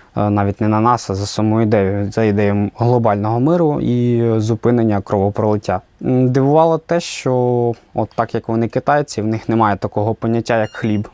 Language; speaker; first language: Ukrainian; native; Ukrainian